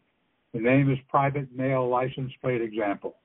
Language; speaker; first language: English; native; English